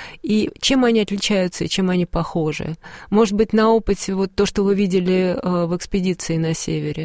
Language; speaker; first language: Russian; native; Russian